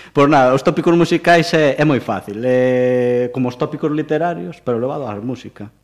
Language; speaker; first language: Galician; native; Galician